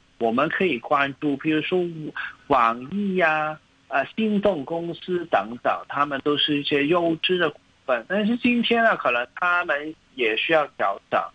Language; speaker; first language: Chinese; non-native, local second language; Cantonese